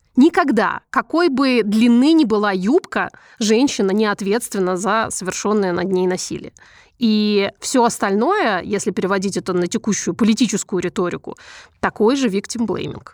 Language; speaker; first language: Russian; native; Russian